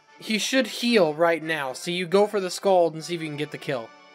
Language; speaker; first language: English; native; English